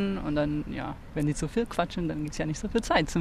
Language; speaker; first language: German; non-native, fluent; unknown